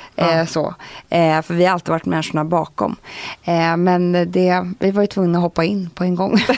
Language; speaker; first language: Swedish; native; Swedish